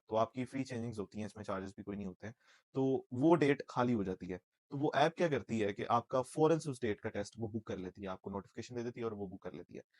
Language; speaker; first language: Urdu; non-native, local second language; Punjabi